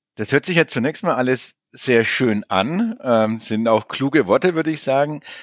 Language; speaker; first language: German; native; German